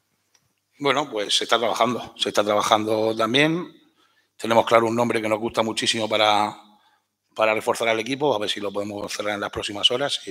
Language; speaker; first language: Spanish; native; Spanish